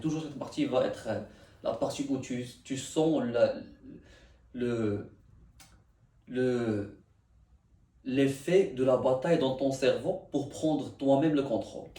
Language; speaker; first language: French; non-native, learner; Arabic